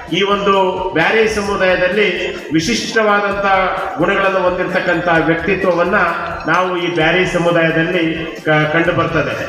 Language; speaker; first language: Kannada; native; Kannada